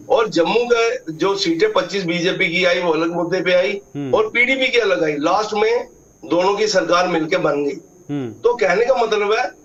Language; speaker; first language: Hindi; native; Hindi